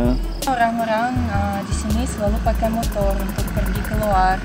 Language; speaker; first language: Indonesian; non-native, learner; Russian